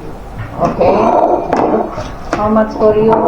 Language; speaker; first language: English; non-native, local second language; Filipino